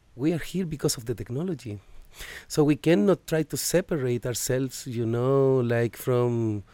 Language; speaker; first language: English; non-native, fluent; Spanish